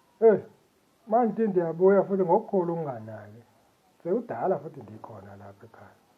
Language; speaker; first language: Zulu; non-native, local second language; Xhosa